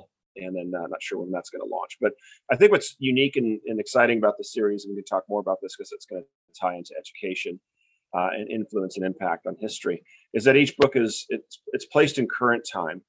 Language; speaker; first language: English; native; English